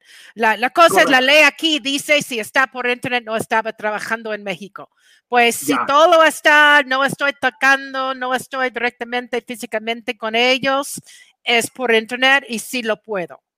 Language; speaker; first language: Spanish; non-native, fluent; English